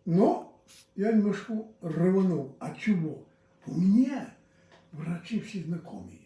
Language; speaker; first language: Russian; non-native, local second language; Ukrainian